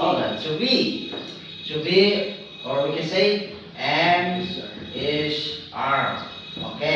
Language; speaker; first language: English; non-native, learner; Indonesian